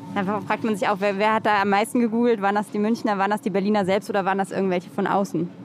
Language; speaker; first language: German; native; German